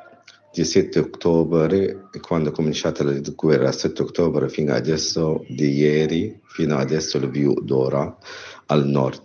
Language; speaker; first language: Italian; non-native, learner; Arabic